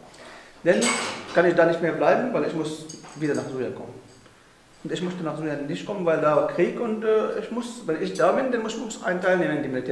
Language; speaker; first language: German; non-native, learner; Arabic